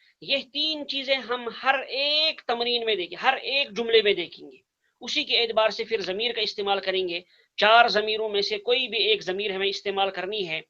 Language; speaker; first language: Urdu; non-native, local second language; Kashmiri